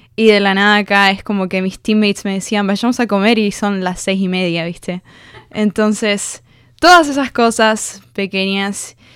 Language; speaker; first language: Spanish; native; Spanish